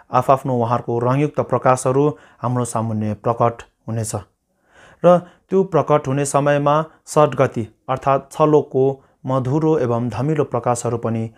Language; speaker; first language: Nepali; non-native, local second language; Sherpa